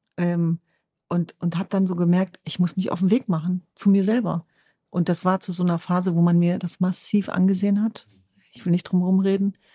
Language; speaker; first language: German; early bilingual, other home language; Kurdish